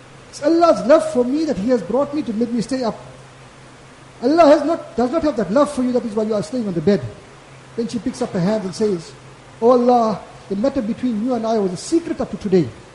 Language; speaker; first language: English; native; English